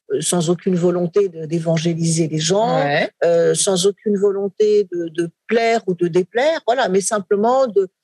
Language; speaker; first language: French; native; French